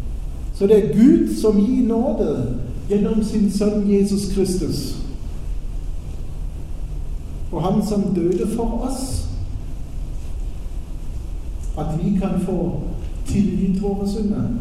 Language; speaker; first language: Norwegian; non-native, fluent; German